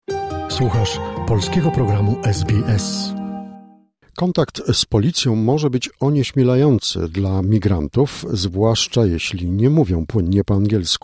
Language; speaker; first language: Polish; native; Polish